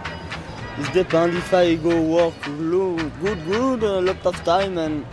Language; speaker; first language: English; non-native, learner; French